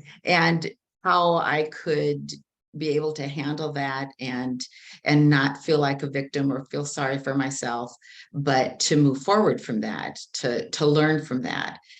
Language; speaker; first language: English; native; English